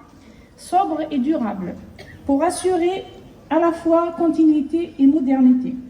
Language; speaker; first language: French; native; French